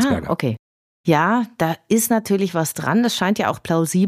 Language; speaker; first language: German; native; German